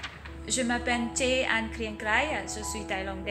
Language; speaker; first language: French; non-native, learner; Thai